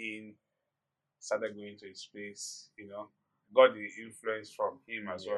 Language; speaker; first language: English; non-native, local second language; Yoruba